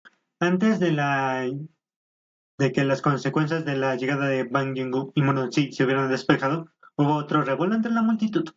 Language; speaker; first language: Spanish; native; Spanish